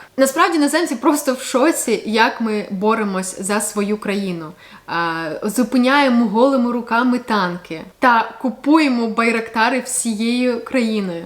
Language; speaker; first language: Ukrainian; native; Ukrainian